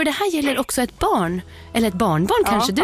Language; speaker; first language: Swedish; native; Swedish